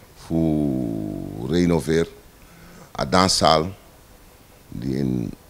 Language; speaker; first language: Dutch; non-native, local second language; Sranan Tongo